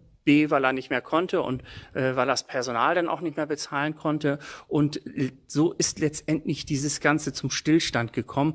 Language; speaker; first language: German; native; German